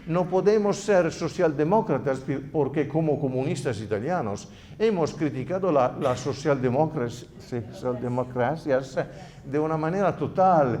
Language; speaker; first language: Spanish; non-native, fluent; Italian